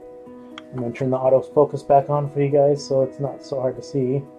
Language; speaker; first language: English; native; English